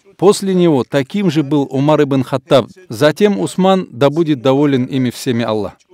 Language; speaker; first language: Russian; non-native, local second language; Avaric